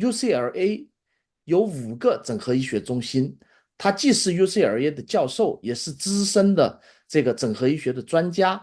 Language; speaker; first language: Chinese; native; Chinese